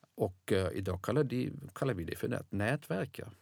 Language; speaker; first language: Swedish; non-native, fluent; German